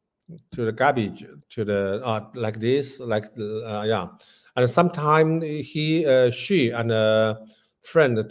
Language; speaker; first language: English; non-native, learner; Chinese